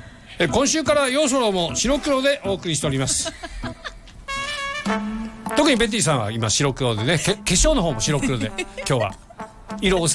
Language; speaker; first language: Japanese; native; Japanese